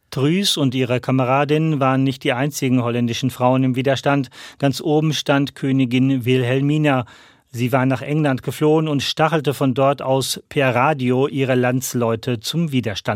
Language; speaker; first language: German; native; German